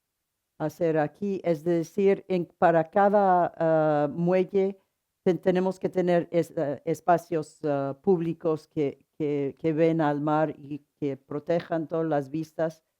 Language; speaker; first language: Spanish; non-native, fluent; English